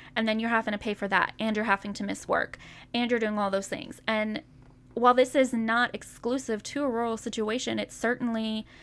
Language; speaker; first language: English; native; English